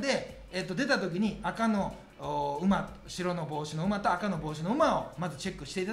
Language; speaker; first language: Japanese; native; Japanese